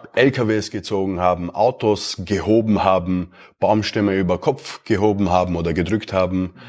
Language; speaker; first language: German; early bilingual, other home language; Romanian